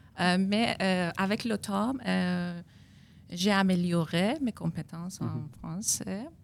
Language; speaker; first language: French; non-native, learner; Persian